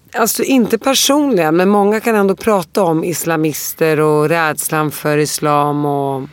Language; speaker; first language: Swedish; early bilingual, other home language; Arabic